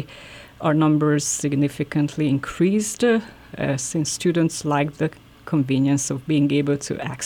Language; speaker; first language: English; non-native, fluent; Hungarian